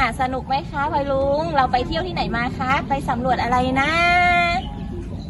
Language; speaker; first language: Thai; native; Thai